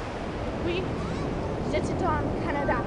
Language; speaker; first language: French; non-native, learner; English